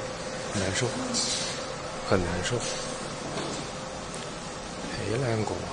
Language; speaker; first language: Chinese; native; Chinese